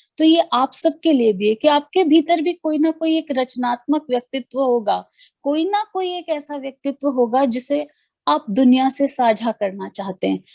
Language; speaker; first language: Hindi; native; Hindi